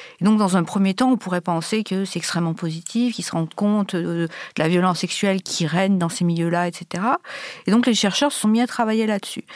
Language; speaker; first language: French; native; French